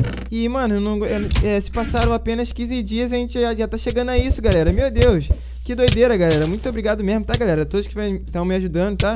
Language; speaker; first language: Portuguese; native; Portuguese